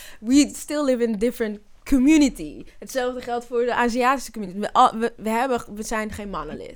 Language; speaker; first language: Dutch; native; Dutch